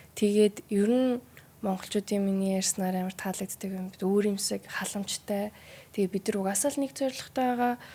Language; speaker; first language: Mongolian; early bilingual, heritage; Mongolian